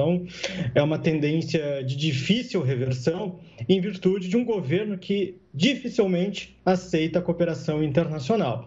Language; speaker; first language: Portuguese; native; Portuguese